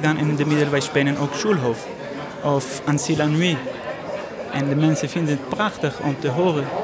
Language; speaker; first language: Dutch; non-native, learner; Hebrew